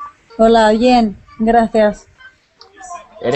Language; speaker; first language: Spanish; non-native, learner; Portuguese